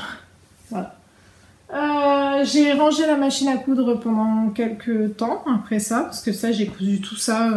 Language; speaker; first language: French; native; French